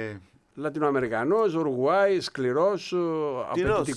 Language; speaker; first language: Greek; native; Greek